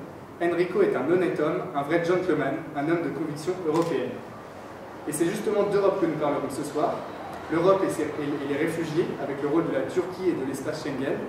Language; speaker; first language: French; native; French